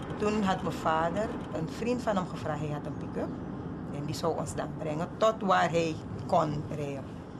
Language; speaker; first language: Dutch; non-native, local second language; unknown